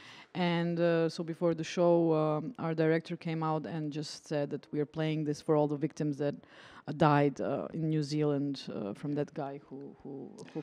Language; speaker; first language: English; non-native, fluent; Croatian